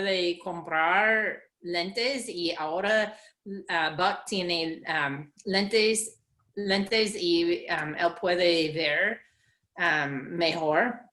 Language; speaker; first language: Spanish; non-native, learner; English